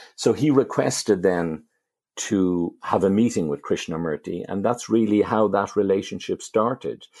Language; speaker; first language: English; native; English